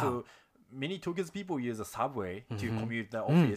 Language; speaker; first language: English; non-native, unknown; Japanese